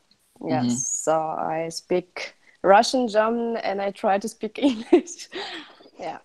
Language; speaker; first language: English; non-native, learner; Russian